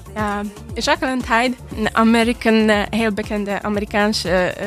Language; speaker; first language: Dutch; non-native, learner; Hungarian